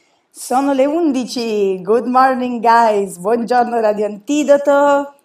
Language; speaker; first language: Italian; native; Italian